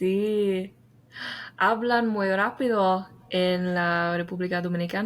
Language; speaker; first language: Spanish; non-native, fluent; English